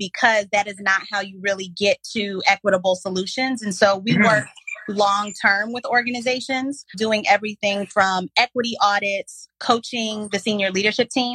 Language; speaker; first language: English; native; English